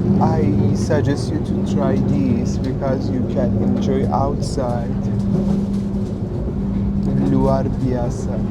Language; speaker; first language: English; non-native, fluent; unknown